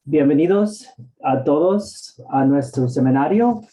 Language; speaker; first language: Spanish; early bilingual, heritage; Spanish